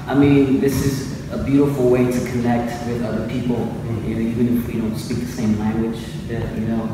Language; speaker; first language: English; native; English